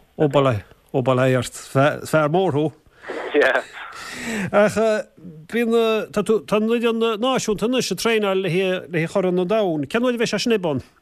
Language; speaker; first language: Irish; native; Irish